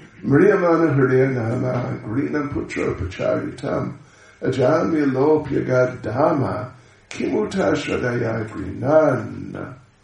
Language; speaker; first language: Russian; non-native, learner; English